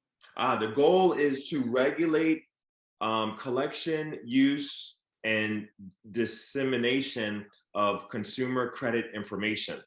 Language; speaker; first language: English; native; English